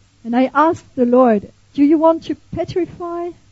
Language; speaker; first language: English; non-native, fluent; French